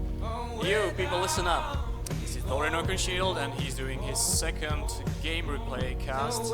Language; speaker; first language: English; non-native, fluent; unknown